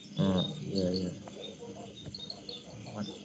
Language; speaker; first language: English; non-native, learner; Vietnamese